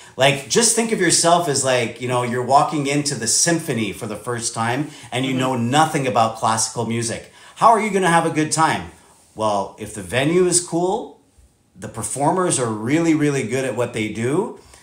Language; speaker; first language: English; native; English